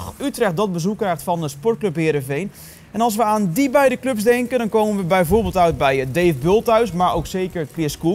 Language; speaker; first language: Dutch; native; Dutch